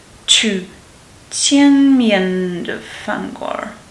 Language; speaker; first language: Chinese; non-native, learner; Russian